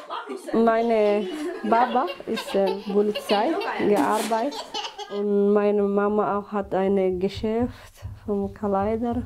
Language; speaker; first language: German; non-native, learner; Somali